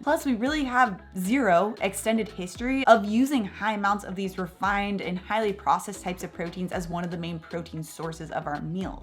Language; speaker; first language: English; native; English